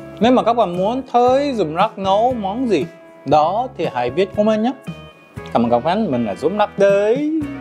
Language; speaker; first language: Vietnamese; non-native, fluent; Korean